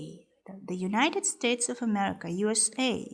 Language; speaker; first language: English; non-native, fluent; Kyrgyz